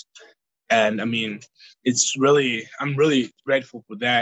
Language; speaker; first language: English; non-native, fluent; German